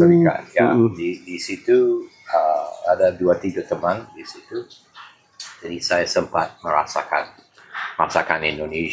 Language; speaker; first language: Indonesian; non-native, fluent; English